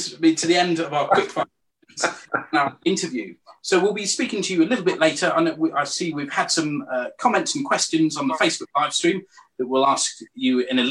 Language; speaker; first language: English; native; English